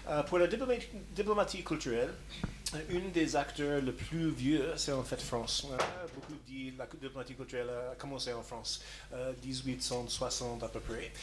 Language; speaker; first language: French; non-native, fluent; English